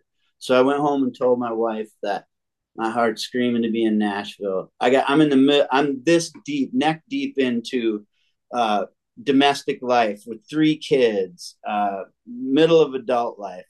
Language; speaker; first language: English; native; English